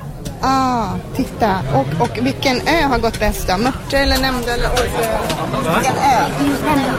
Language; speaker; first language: Swedish; native; Swedish